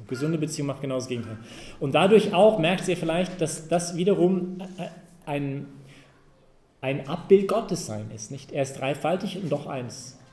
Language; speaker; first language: German; non-native, fluent; English